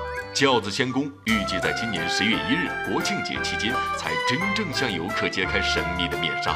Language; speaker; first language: Chinese; native; Chinese